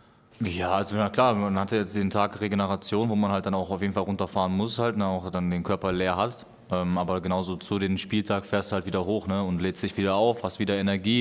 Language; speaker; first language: German; native; German